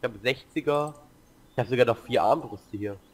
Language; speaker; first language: German; native; German